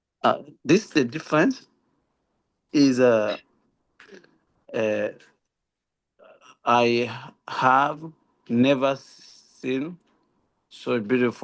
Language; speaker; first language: English; non-native, learner; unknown